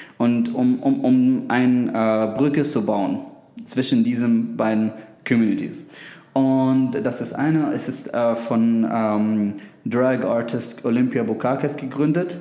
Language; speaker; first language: German; non-native, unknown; Arabic